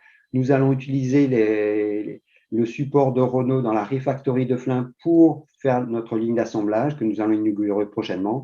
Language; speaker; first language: French; native; French